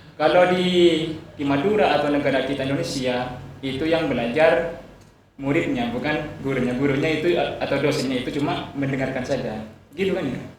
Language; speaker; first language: Indonesian; non-native, local second language; Madurese